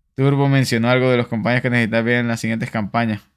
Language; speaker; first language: Spanish; native; Spanish